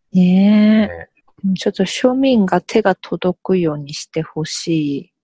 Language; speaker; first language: Japanese; early bilingual, other home language; Korean